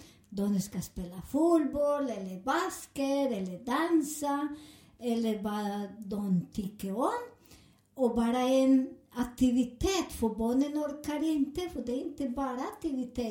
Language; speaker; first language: Swedish; non-native, learner; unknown